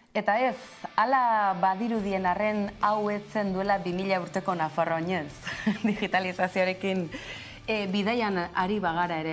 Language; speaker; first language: Basque; native; Basque